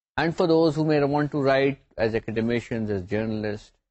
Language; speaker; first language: English; non-native, local second language; Urdu